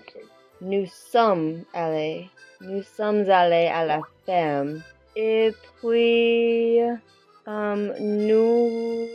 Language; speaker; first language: French; non-native, learner; English